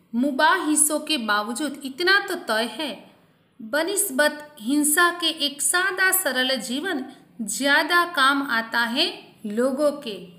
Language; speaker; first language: Hindi; non-native, local second language; Gujarati